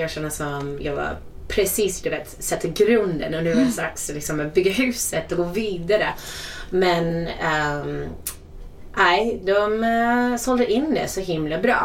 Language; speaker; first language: Swedish; non-native, fluent; English